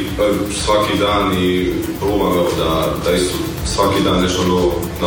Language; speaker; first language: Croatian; early bilingual, heritage; Croatian